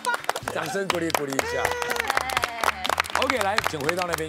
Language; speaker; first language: Chinese; native; Chinese